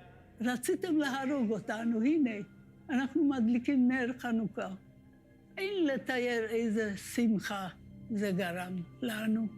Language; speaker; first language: Hebrew; non-native, fluent; Hungarian